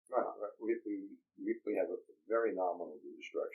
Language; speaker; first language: English; native; English